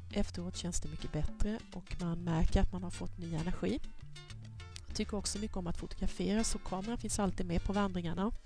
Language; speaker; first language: Swedish; native; Swedish